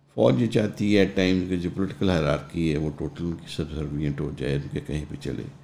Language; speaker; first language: Urdu; non-native, local second language; Punjabi